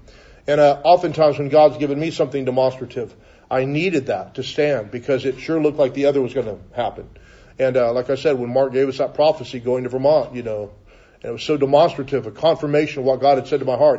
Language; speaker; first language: English; native; English